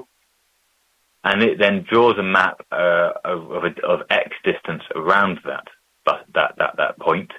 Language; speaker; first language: English; native; English